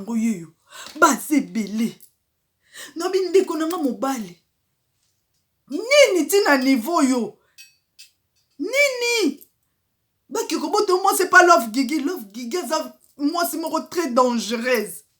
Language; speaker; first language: Lingala; native; Lingala